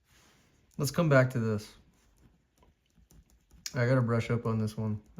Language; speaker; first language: English; native; English